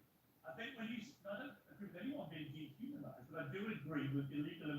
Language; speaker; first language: English; native; English